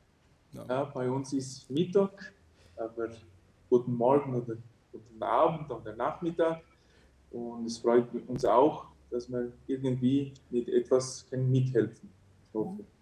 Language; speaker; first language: German; early bilingual, heritage; German